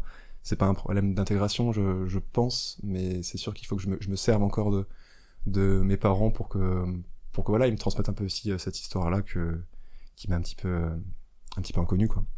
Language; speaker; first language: French; native; French